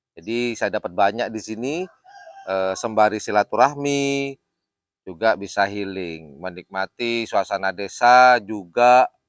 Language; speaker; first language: Indonesian; native; Indonesian